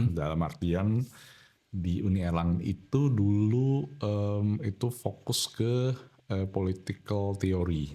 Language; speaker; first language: Indonesian; native; Indonesian